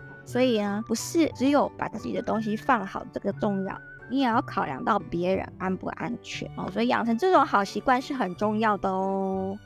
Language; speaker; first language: Chinese; native; Chinese